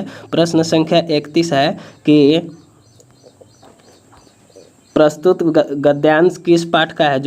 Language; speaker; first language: Hindi; native; Hindi